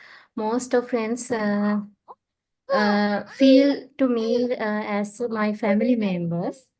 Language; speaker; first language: English; non-native, learner; Sinhala